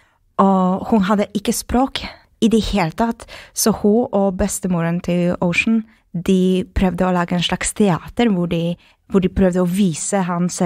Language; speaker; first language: Norwegian; non-native, fluent; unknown